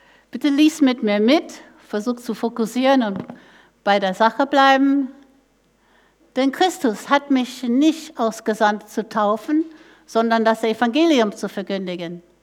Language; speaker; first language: German; non-native, fluent; English